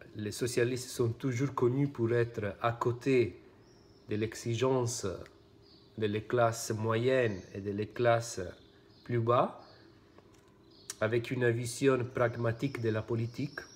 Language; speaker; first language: French; non-native, fluent; Italian